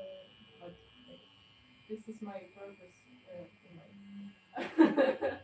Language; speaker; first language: English; non-native, fluent; Ukrainian